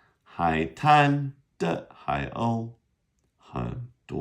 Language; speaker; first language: Chinese; non-native, fluent; English